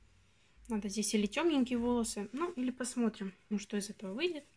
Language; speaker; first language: Russian; native; Russian